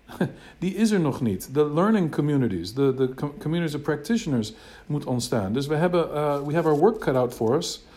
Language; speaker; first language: Dutch; non-native, fluent; English